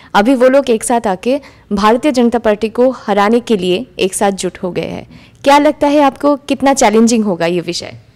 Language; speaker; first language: Hindi; non-native, local second language; Bangla